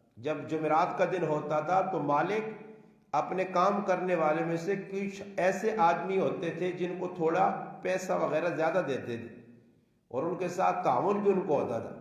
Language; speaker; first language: Urdu; non-native, local second language; Northern Hindko